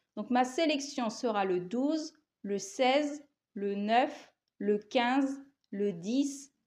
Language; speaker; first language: French; native; French